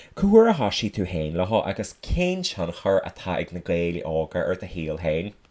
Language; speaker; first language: Irish; native; Irish